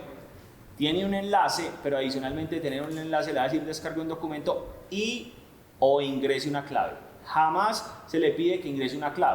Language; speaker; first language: Spanish; native; Spanish